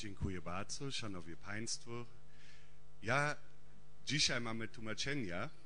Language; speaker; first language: Polish; non-native, learner; German